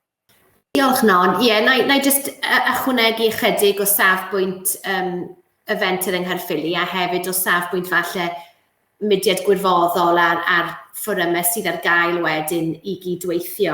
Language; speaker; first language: Welsh; native; Welsh